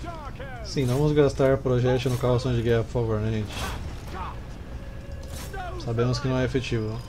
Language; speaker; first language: Portuguese; native; Portuguese